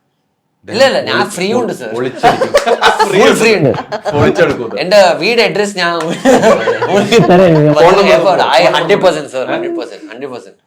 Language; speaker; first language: Malayalam; non-native, learner; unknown